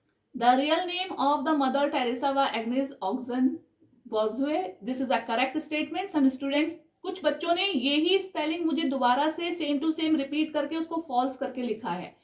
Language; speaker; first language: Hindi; native; Hindi